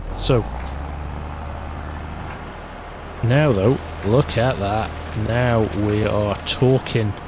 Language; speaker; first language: English; native; English